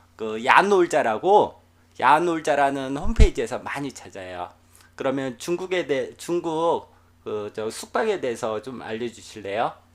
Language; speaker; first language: Korean; native; Korean